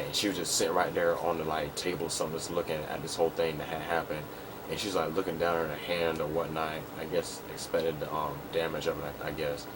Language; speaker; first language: English; native; English